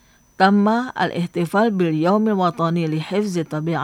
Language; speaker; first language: Arabic; non-native, fluent; Indonesian